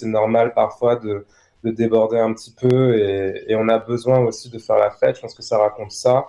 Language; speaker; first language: French; native; French